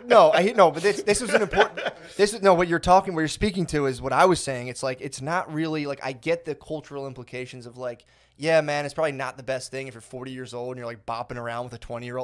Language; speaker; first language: English; native; English